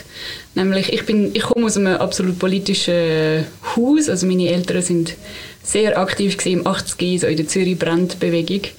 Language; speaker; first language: German; native; German